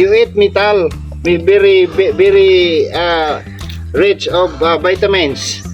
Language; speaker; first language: English; non-native, local second language; Filipino